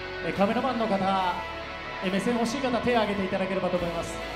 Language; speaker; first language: Japanese; native; Japanese